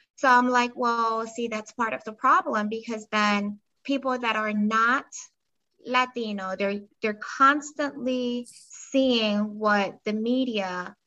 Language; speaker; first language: English; non-native, fluent; Spanish